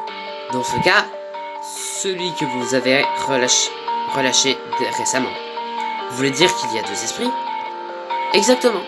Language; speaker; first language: French; native; French